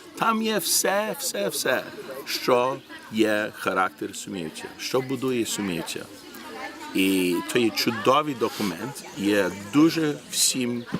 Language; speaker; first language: Ukrainian; early bilingual, heritage; Ukrainian